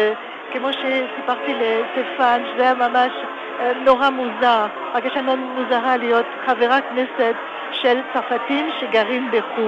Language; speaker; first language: Hebrew; non-native, fluent; French